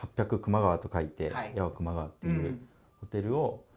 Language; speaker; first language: Japanese; native; Japanese